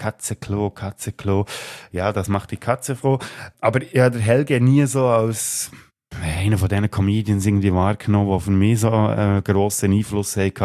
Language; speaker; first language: German; native; German